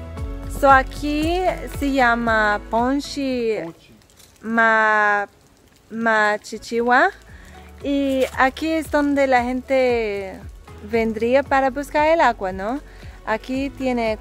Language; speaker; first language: Spanish; non-native, learner; English